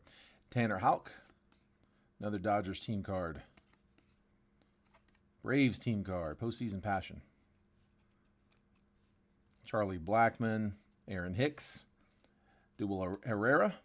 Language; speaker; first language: English; native; English